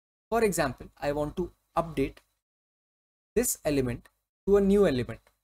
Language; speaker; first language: English; non-native, local second language; Hindi